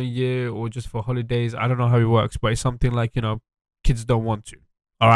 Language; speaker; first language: English; early bilingual, other home language; French